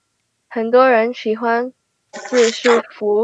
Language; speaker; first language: Chinese; early bilingual, heritage; Chinese